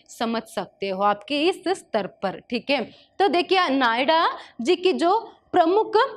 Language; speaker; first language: Hindi; non-native, local second language; Kannada